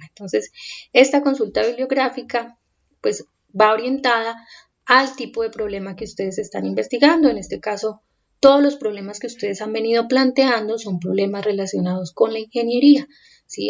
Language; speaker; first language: Spanish; native; Spanish